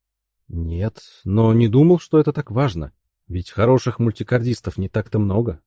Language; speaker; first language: Russian; native; Russian